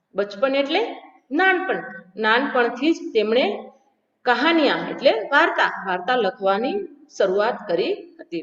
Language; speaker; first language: Hindi; non-native, local second language; Gujarati